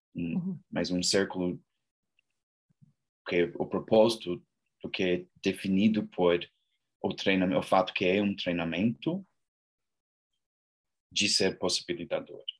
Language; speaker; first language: Portuguese; non-native, learner; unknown